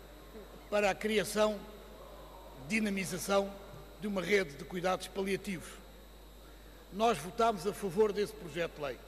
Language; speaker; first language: Portuguese; native; Portuguese